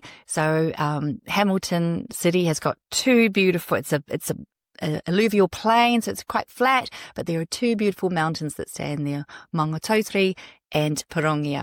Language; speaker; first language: English; native; English